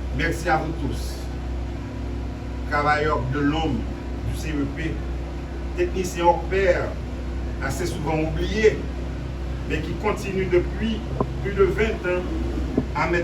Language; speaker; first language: French; non-native, local second language; Haitian Creole